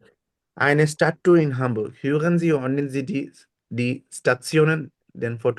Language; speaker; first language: German; non-native, fluent; Bangla